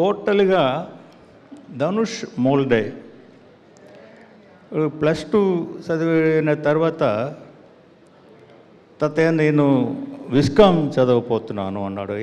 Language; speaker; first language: Telugu; non-native, learner; Tamil